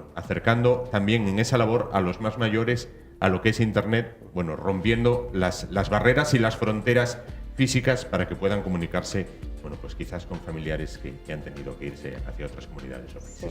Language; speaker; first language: Spanish; native; Spanish